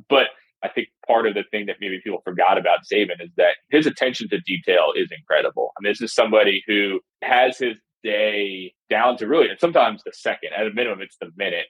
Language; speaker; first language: English; native; English